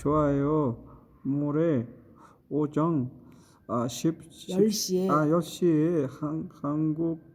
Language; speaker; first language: Korean; non-native, fluent; Mongolian